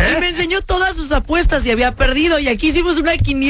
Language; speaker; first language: Spanish; native; Spanish